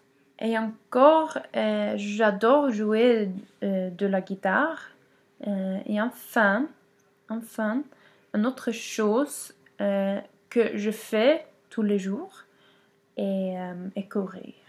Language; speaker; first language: French; non-native, learner; Swedish